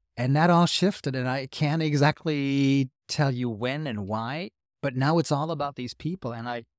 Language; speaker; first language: English; non-native, fluent; German